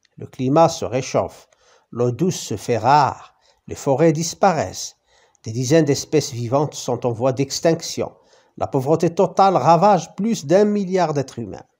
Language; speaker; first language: French; non-native, local second language; Arabic